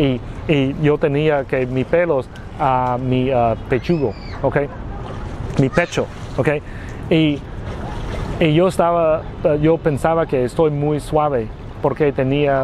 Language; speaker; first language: Spanish; non-native, learner; Vietnamese